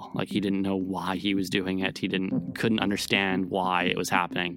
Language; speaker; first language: English; native; English